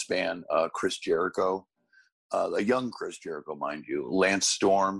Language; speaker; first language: English; native; English